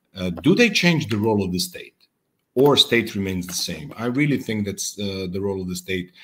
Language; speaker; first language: English; non-native, fluent; Serbian